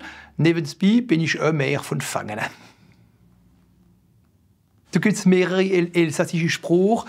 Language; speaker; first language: German; non-native, local second language; French